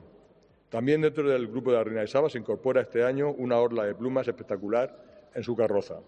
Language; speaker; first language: Spanish; native; Spanish